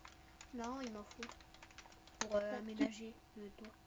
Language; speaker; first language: French; native; French